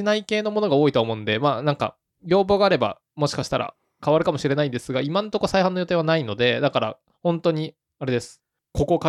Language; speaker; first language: Japanese; native; Japanese